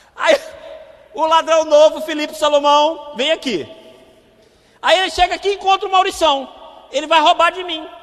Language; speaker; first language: Portuguese; native; Portuguese